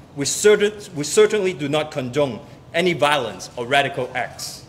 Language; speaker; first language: English; non-native, local second language; Cantonese